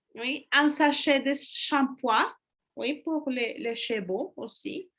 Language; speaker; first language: French; non-native, fluent; Spanish